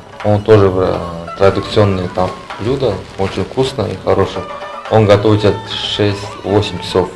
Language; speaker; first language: Russian; non-native, learner; Uzbek